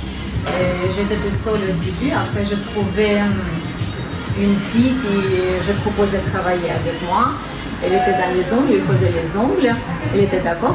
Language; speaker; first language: French; non-native, learner; Russian